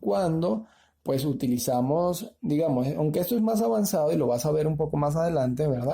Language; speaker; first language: Spanish; native; Spanish